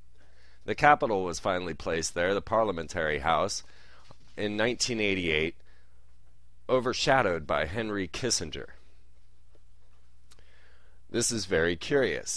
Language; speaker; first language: English; native; English